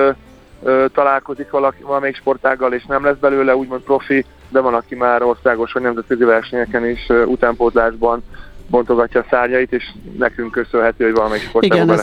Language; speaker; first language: Hungarian; native; Hungarian